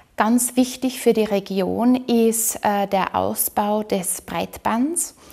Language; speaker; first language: German; native; German